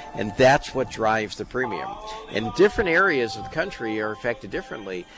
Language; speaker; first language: English; native; English